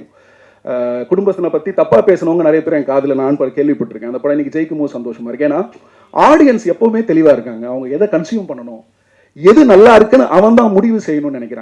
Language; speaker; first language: Tamil; native; Tamil